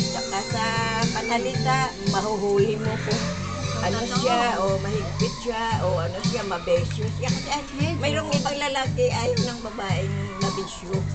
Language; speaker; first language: Filipino; non-native, local second language; Cebuano